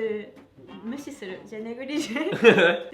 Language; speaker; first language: French; non-native, fluent; Japanese